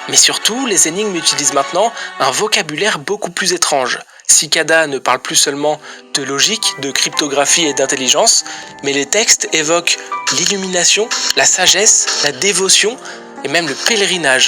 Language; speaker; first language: French; native; French